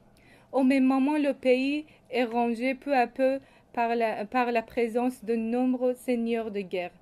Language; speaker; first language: French; non-native, fluent; Persian